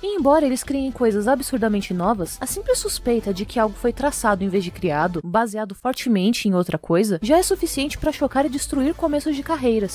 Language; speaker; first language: Portuguese; native; Portuguese